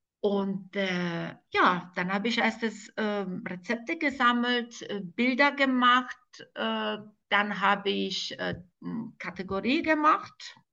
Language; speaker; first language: German; non-native, fluent; Serbian